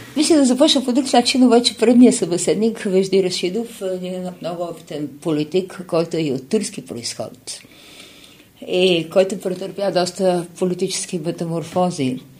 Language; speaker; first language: Bulgarian; native; Bulgarian